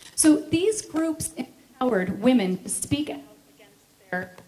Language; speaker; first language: English; native; English